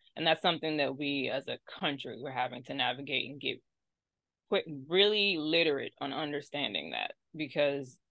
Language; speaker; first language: English; native; English